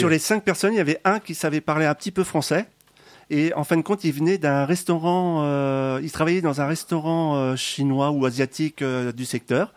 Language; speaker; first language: French; native; French